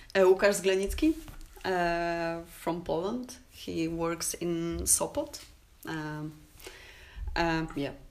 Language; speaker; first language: English; non-native, fluent; Polish